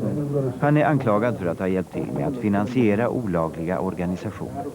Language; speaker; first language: Swedish; native; Swedish